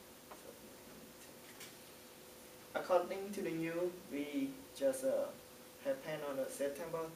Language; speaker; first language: English; non-native, learner; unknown